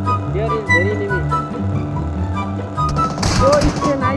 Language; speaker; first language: English; non-native, learner; Nepali